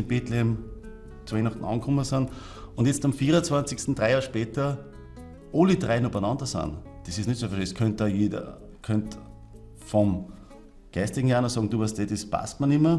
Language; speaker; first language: German; native; German